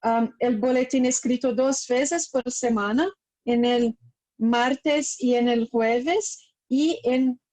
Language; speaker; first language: Spanish; non-native, fluent; Portuguese